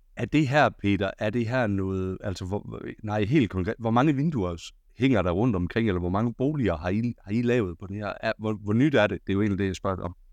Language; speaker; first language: Danish; native; Danish